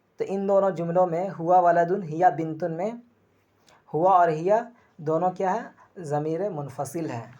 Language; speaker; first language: Urdu; native; Urdu